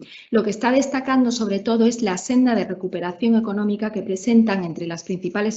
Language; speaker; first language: Spanish; native; Spanish